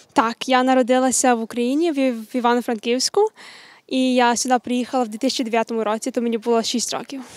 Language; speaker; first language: Ukrainian; early bilingual, other home language; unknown